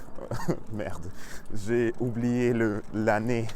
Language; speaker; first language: French; non-native, learner; Russian